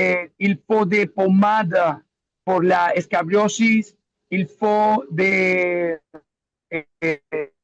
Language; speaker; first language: French; non-native, learner; Spanish